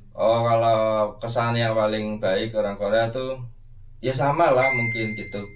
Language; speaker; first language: Indonesian; non-native, local second language; Javanese